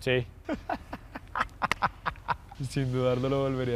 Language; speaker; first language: Spanish; native; Spanish